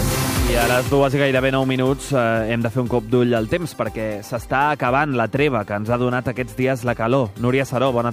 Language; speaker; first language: Catalan; native; Catalan